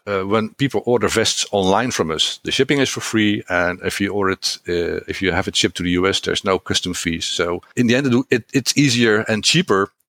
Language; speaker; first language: English; non-native, fluent; Dutch